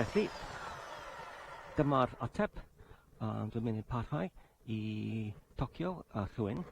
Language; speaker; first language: Welsh; non-native, learner; English